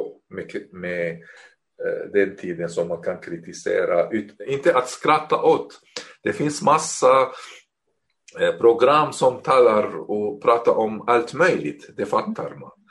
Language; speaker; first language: Swedish; non-native, fluent; Arabic